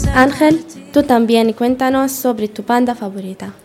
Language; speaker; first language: Spanish; non-native, learner; Arabic